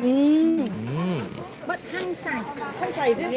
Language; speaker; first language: Korean; native; Korean